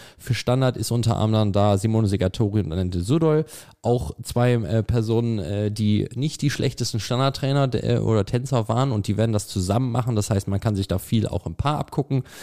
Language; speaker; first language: German; native; German